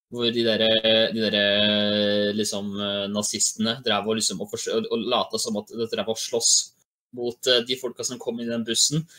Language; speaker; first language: Norwegian; native; Norwegian